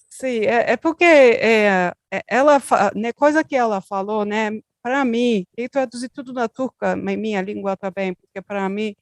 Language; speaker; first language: Portuguese; non-native, learner; Turkish